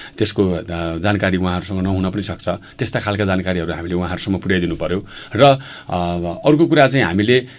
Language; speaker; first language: Nepali; native; Nepali